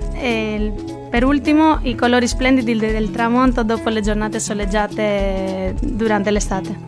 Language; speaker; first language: Italian; non-native, fluent; Albanian